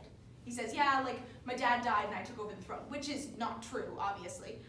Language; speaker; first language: English; native; English